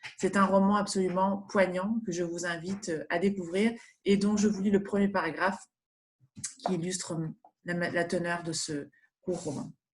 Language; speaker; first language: French; native; French